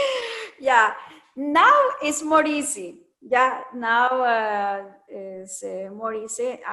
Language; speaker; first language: English; non-native, learner; Spanish